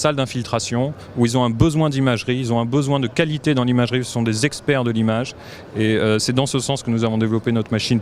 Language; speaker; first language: French; native; French